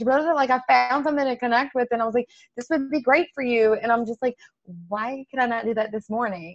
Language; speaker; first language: English; native; English